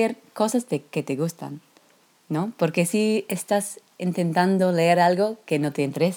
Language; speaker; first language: Spanish; non-native, learner; English